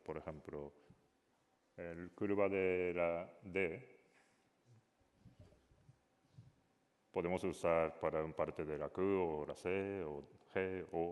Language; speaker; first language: Spanish; non-native, learner; Japanese